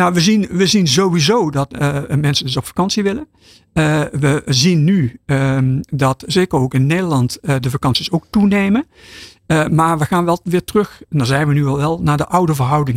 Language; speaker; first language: Dutch; native; Dutch